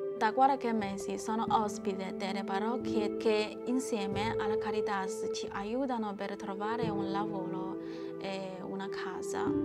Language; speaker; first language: Italian; non-native, learner; Chinese